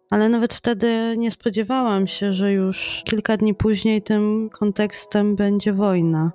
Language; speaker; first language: Polish; native; Polish